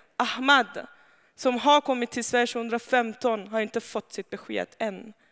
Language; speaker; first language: Swedish; non-native, fluent; Persian